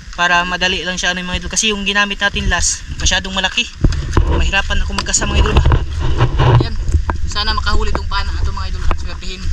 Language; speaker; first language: Filipino; non-native, local second language; Cebuano